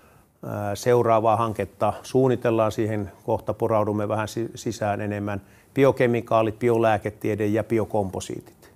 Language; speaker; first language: Finnish; native; Finnish